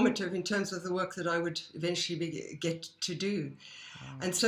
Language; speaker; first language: English; native; English